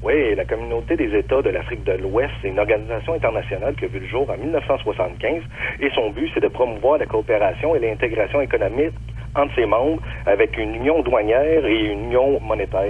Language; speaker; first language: French; native; French